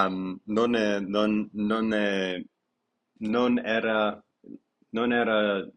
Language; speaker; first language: Italian; non-native, learner; English